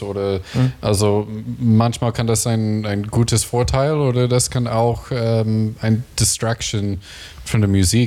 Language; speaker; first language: German; non-native, learner; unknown